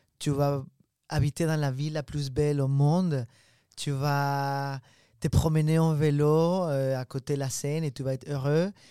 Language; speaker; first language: French; non-native, fluent; Spanish